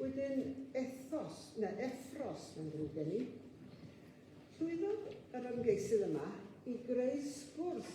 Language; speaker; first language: Welsh; native; Welsh